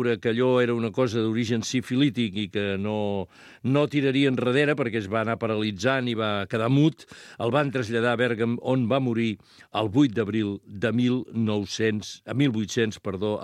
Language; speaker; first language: Catalan; native; Catalan